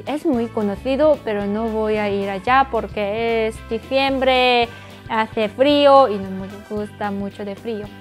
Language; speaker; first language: Spanish; non-native, fluent; Korean